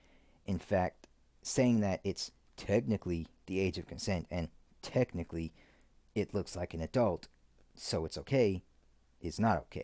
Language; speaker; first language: English; native; English